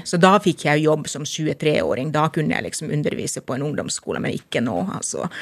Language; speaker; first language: Norwegian; non-native, fluent; Finnish